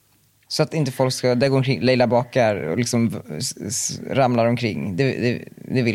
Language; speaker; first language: Swedish; native; Swedish